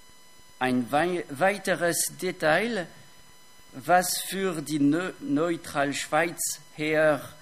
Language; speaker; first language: German; non-native, fluent; French